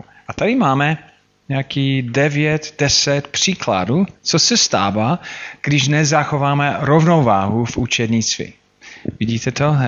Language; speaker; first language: Czech; non-native, fluent; English